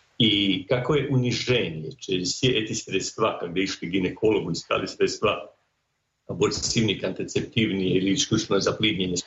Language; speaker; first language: Russian; non-native, fluent; Croatian